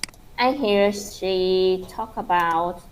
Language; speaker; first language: English; non-native, learner; Vietnamese